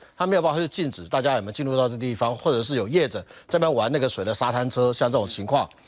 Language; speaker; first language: Chinese; native; Chinese